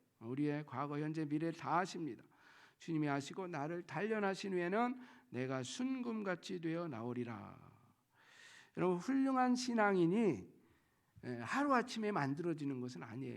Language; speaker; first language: Korean; native; Korean